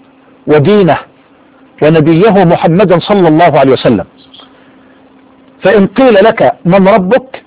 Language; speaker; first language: Arabic; native; Arabic